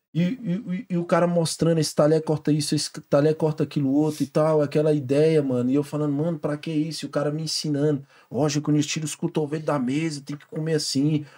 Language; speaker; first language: Portuguese; native; Portuguese